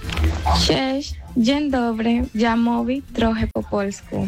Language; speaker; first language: Polish; non-native, learner; Spanish